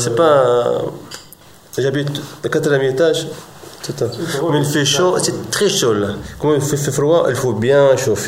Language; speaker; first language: French; non-native, learner; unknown